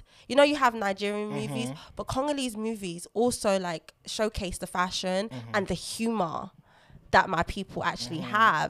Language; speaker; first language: English; non-native, local second language; Lingala